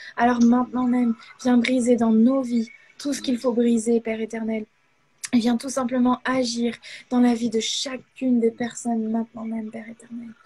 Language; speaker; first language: French; native; French